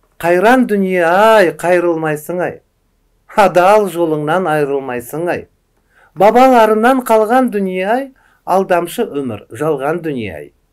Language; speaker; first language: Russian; non-native, local second language; Uzbek